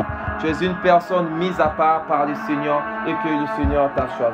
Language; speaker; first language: French; non-native, local second language; Swahili